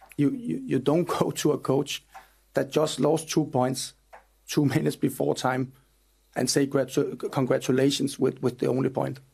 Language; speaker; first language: English; non-native, fluent; Danish